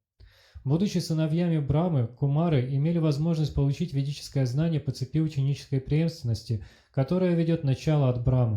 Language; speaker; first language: Russian; native; Russian